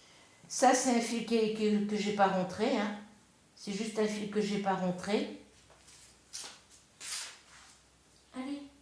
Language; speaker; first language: French; native; French